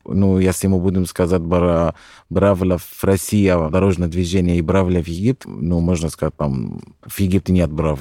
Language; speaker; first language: Russian; non-native, fluent; Arabic